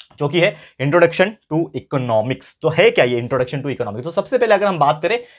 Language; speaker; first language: Hindi; native; Hindi